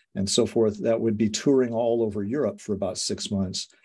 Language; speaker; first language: English; native; English